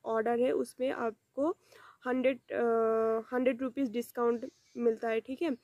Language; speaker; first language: Hindi; non-native, local second language; Bangla